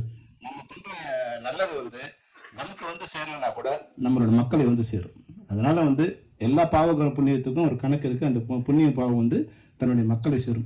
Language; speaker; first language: Tamil; native; Tamil